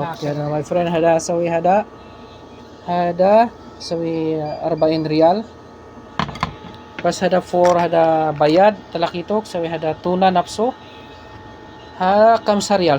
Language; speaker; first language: Arabic; non-native, learner; Bangla